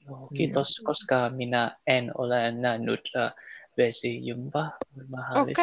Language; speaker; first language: Finnish; non-native, learner; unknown